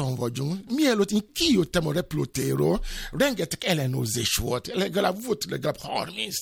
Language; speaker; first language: Hungarian; non-native, fluent; Yoruba